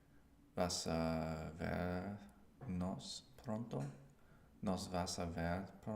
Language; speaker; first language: Spanish; non-native, learner; English